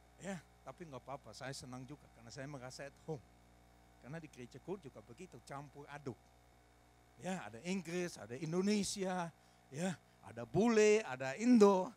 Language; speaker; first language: Indonesian; non-native, fluent; English